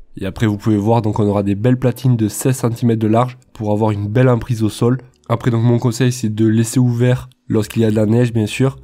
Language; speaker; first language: French; native; French